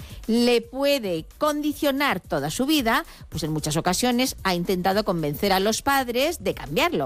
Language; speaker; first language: Spanish; native; Spanish